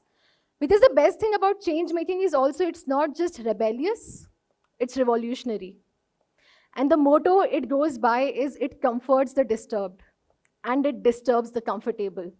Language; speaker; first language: English; non-native, local second language; Hindi